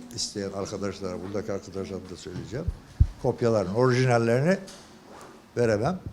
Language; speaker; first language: Turkish; non-native, local second language; Georgian